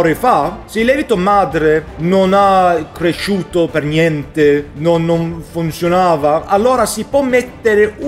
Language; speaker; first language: Italian; non-native, learner; Swedish